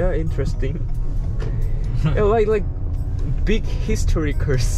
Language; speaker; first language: English; non-native, learner; Korean